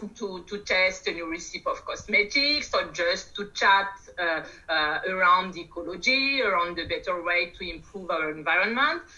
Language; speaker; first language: English; non-native, learner; Malagasy